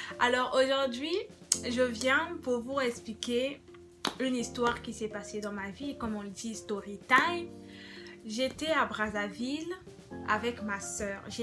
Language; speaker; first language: French; non-native, local second language; Lingala